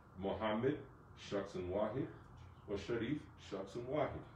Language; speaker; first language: Arabic; non-native, fluent; English